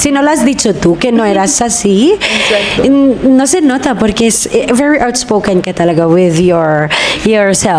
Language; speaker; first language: Spanish; non-native, fluent; Filipino